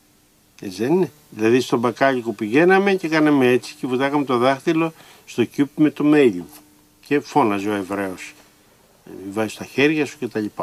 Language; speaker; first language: Greek; native; Greek